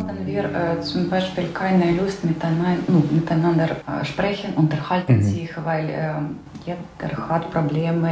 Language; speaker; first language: German; non-native, fluent; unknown